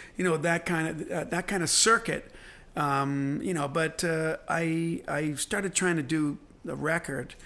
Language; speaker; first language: English; native; English